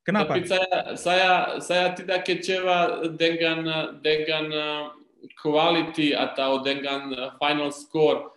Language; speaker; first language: Indonesian; non-native, learner; Serbian